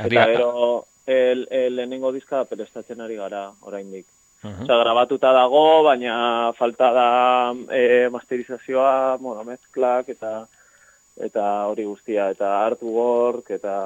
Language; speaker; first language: Basque; non-native, local second language; Spanish